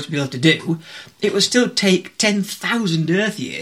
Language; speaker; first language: English; native; English